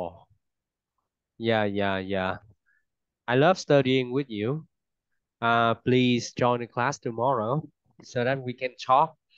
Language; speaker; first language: English; non-native, fluent; Vietnamese